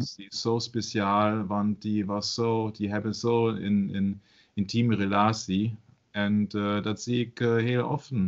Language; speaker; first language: Dutch; non-native, learner; German